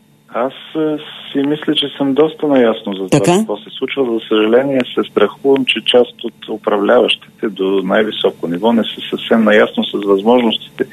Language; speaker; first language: Bulgarian; native; Bulgarian